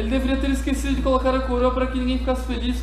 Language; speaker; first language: Portuguese; native; Portuguese